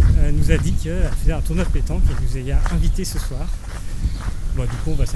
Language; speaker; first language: French; native; French